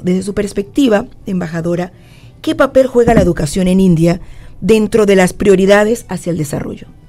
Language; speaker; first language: Spanish; native; Spanish